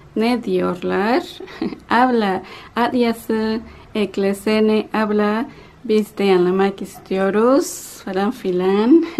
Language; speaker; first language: Turkish; non-native, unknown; Spanish